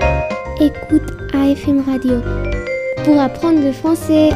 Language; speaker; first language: French; early bilingual, heritage; French